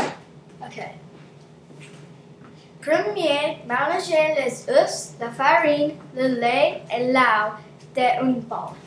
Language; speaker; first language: French; non-native, learner; English